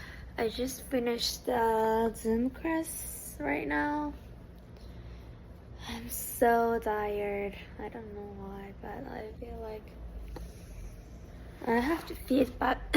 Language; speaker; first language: English; non-native, fluent; Japanese